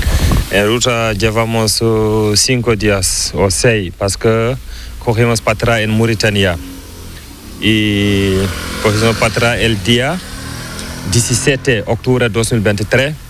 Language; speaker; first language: Spanish; non-native, learner; Fula